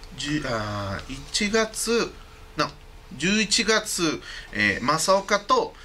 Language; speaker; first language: Japanese; non-native, learner; Spanish